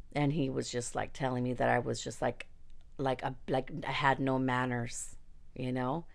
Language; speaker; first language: English; early bilingual, other home language; Spanish